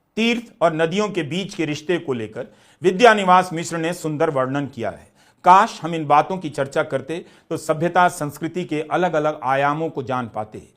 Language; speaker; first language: Hindi; non-native, local second language; Bhojpuri